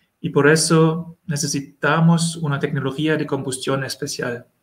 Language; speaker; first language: Spanish; non-native, learner; German